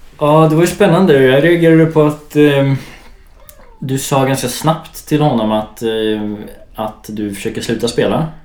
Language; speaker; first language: Swedish; native; Swedish